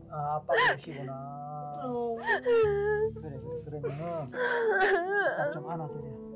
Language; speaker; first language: Korean; native; Korean